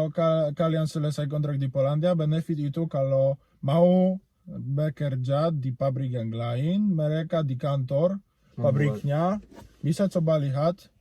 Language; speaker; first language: Indonesian; non-native, learner; Polish